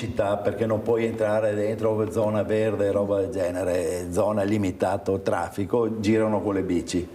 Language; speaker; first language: Italian; native; Italian